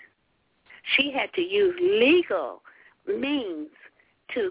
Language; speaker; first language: English; native; English